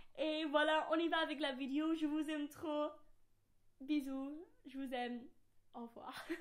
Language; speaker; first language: French; non-native, fluent; English